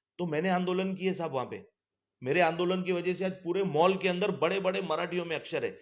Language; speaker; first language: Hindi; non-native, local second language; Gujarati